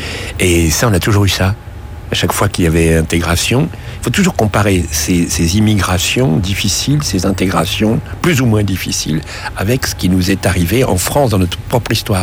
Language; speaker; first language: French; native; French